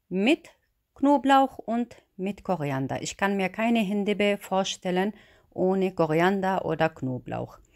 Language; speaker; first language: German; non-native, fluent; Arabic